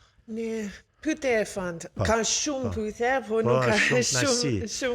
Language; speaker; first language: Albanian; non-native, learner; English